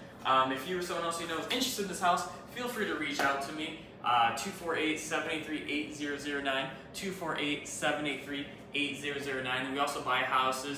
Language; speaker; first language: English; native; English